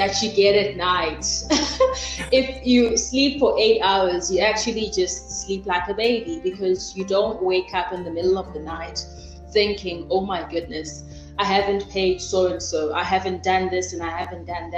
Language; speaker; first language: English; non-native, local second language; Xhosa